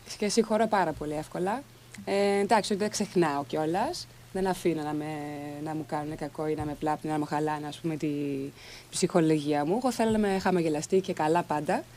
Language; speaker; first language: Greek; early bilingual, other home language; Swedish